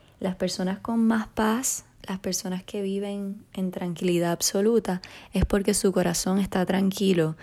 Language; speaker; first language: Spanish; native; Spanish